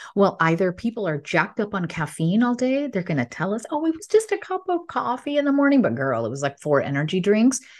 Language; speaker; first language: English; early bilingual, other home language; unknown